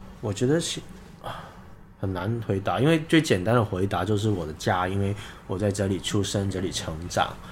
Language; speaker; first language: Chinese; non-native, local second language; Cantonese